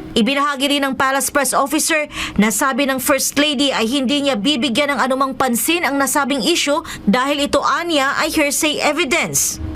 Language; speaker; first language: Filipino; native; Filipino